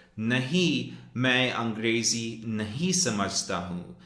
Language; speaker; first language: Hindi; non-native, fluent; English